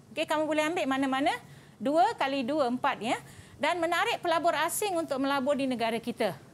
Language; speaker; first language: Malay; non-native, local second language; Tamil